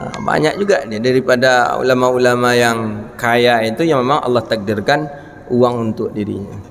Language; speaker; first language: Malay; non-native, local second language; Minangkabau